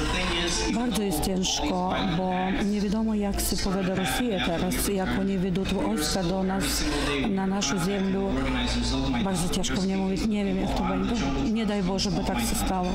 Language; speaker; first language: Polish; non-native, learner; Ukrainian